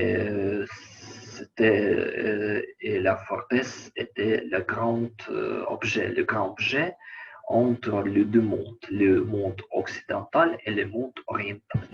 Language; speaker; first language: French; non-native, learner; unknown